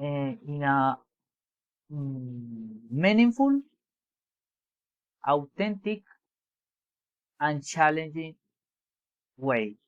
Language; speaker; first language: English; non-native, learner; Spanish